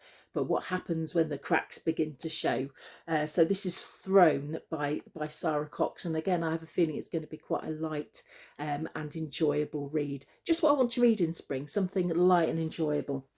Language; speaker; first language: English; native; English